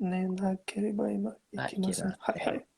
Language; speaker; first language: Japanese; non-native, learner; Russian